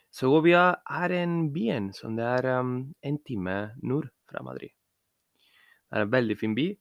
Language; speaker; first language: Norwegian; non-native, learner; Spanish